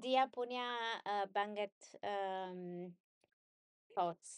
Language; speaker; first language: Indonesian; non-native, learner; English